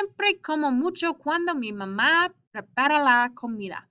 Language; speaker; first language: Spanish; non-native, fluent; English